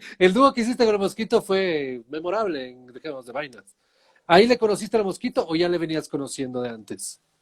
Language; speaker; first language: Spanish; native; Spanish